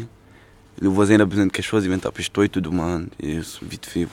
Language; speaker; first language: French; native; French